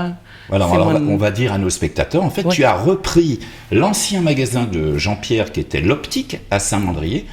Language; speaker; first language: French; native; French